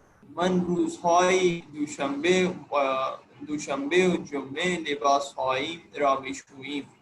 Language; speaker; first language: Persian; non-native, learner; Urdu